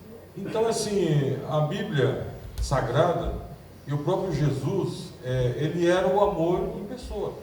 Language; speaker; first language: Portuguese; early bilingual, other home language; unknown